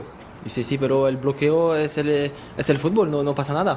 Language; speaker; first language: Spanish; non-native, learner; French